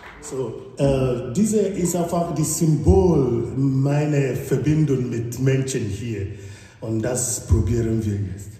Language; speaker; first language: German; non-native, fluent; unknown